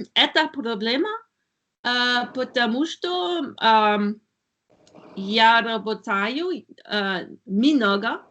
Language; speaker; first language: Russian; non-native, learner; German